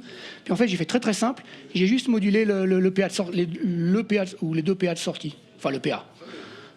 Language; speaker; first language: French; native; French